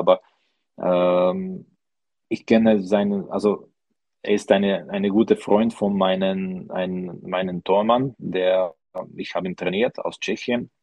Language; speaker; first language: German; non-native, learner; Slovak